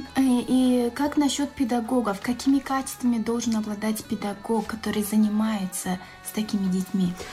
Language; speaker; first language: Russian; non-native, local second language; Tajik